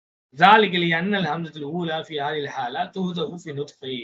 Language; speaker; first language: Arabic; non-native, fluent; Tamil